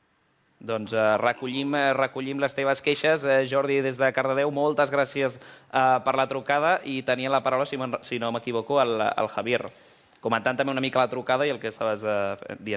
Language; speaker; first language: Catalan; native; Catalan